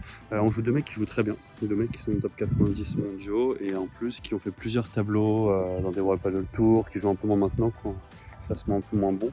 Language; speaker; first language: French; native; French